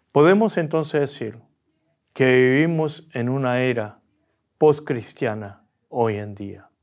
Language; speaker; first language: Spanish; early bilingual, other home language; Korean